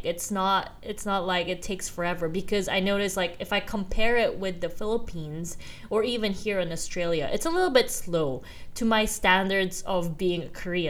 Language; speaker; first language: English; non-native, local second language; Korean